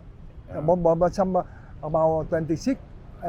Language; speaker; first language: English; non-native, learner; Vietnamese